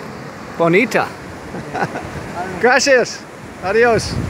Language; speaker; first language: Spanish; non-native, learner; English